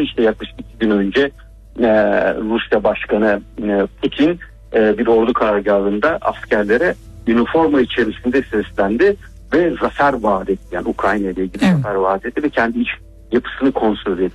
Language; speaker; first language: Turkish; native; Turkish